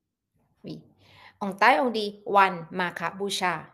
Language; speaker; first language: French; non-native, fluent; Thai